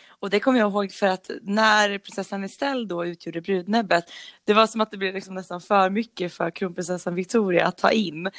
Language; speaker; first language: Swedish; native; Swedish